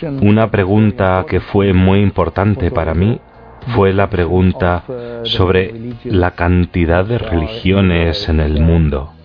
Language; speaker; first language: Spanish; non-native, fluent; German